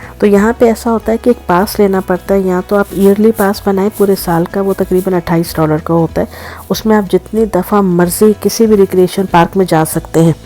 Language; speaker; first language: Urdu; native; Urdu